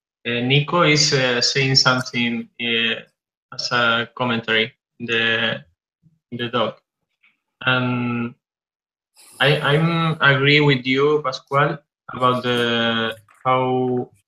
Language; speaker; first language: English; non-native, fluent; Spanish